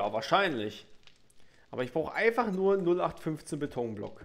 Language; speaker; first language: German; native; German